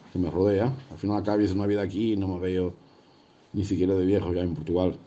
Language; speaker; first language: Spanish; early bilingual, other home language; Portuguese